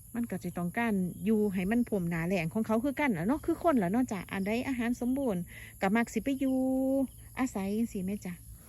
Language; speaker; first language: Thai; native; Thai